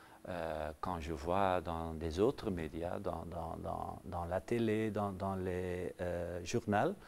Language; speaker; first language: French; non-native, local second language; Dutch